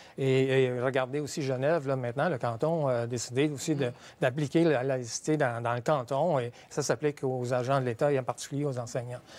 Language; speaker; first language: French; native; French